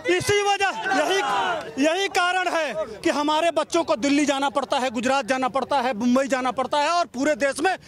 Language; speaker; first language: Hindi; native; Hindi